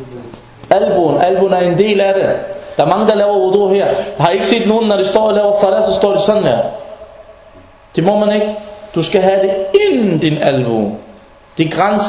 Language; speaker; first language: Danish; non-native, fluent; Arabic